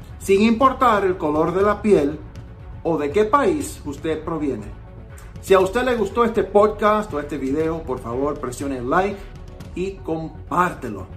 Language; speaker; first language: Spanish; early bilingual, heritage; Spanish